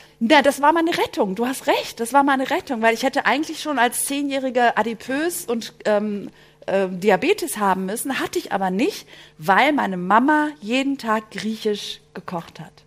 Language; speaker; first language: German; early bilingual, other home language; Greek